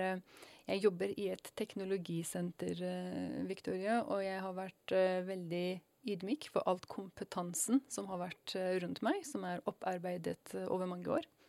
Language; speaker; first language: Norwegian; non-native, fluent; Persian